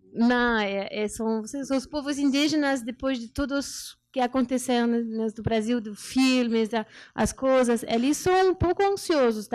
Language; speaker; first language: Portuguese; non-native, learner; French